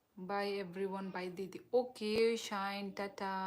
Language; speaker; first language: Hindi; non-native, local second language; Kok Borok